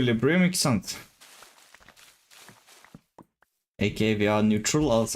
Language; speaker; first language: Norwegian; native; Norwegian